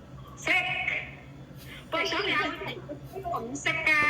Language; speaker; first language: Cantonese; non-native, learner; Indonesian